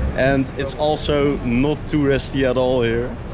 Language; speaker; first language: English; non-native, fluent; Dutch